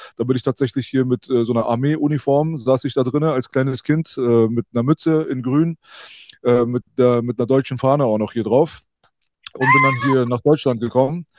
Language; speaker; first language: German; early bilingual, other home language; Persian